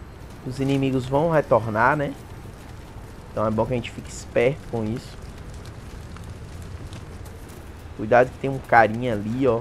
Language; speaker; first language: Portuguese; native; Portuguese